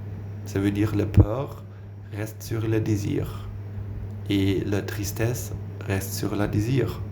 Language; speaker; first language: French; non-native, learner; German